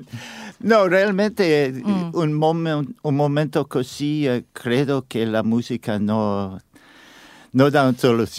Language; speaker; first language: Italian; non-native, learner; English